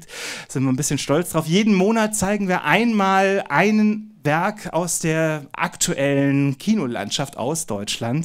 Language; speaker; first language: German; native; German